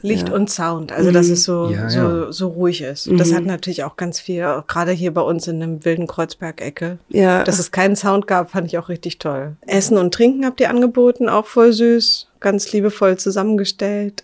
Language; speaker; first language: German; native; German